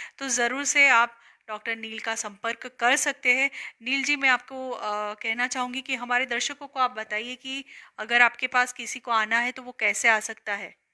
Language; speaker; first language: Hindi; non-native, local second language; Gujarati